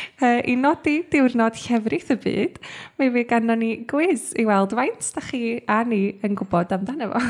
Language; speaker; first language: Welsh; native; Welsh